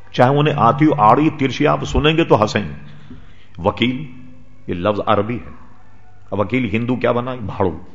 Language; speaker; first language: Urdu; native; Urdu